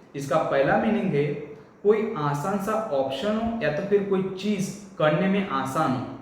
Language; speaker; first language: Hindi; non-native, local second language; Gujarati